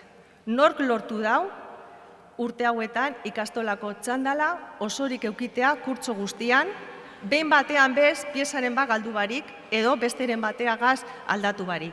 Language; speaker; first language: Basque; native; Basque